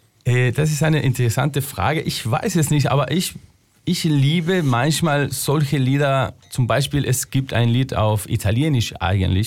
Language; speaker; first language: German; non-native, fluent; Spanish